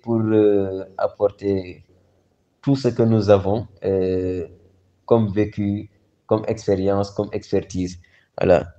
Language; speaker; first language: French; non-native, local second language; Wolof